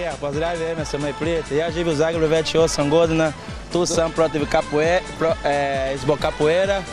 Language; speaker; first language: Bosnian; non-native, learner; Portuguese